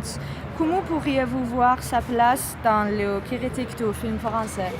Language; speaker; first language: French; non-native, learner; Persian